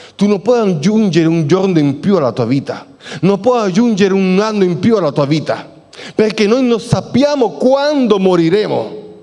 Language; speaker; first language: Italian; non-native, fluent; Spanish